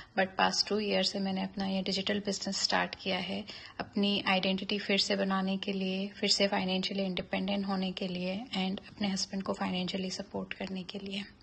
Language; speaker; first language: Hindi; native; Hindi